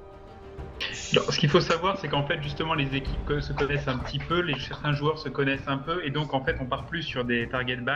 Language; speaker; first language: French; native; French